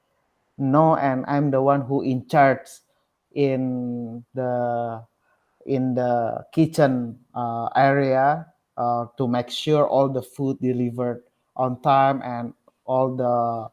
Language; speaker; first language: English; non-native, learner; Indonesian